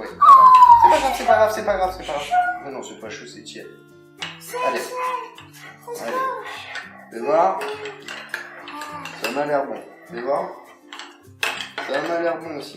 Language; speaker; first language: French; native; French